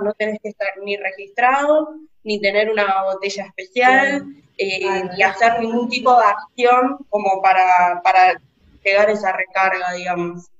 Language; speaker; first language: Spanish; native; Spanish